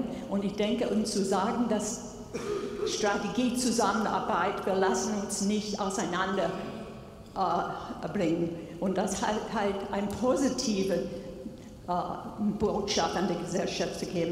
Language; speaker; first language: German; non-native, fluent; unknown